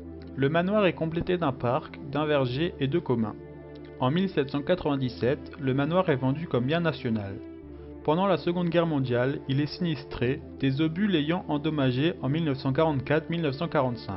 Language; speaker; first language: French; native; French